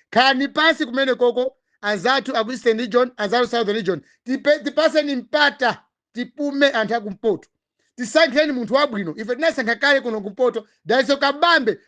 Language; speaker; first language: Nyanja; non-native, local second language; Tumbuka